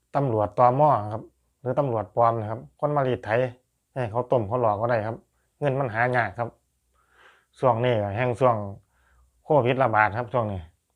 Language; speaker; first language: Thai; native; Thai